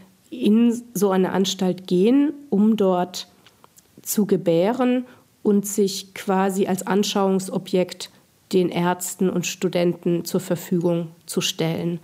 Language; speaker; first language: German; native; German